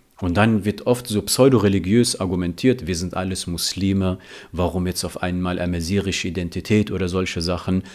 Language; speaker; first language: German; early bilingual, other home language; Riffian